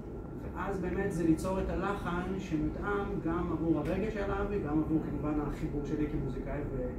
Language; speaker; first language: Hebrew; native; Hebrew